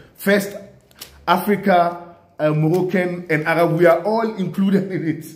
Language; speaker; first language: English; non-native, local second language; Hausa